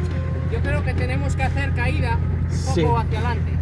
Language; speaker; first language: Spanish; native; Spanish